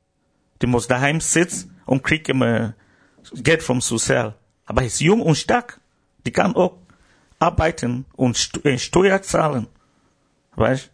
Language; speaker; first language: German; non-native, learner; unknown